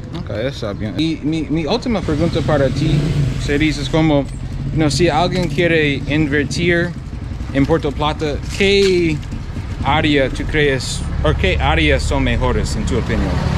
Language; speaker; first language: Spanish; non-native, learner; English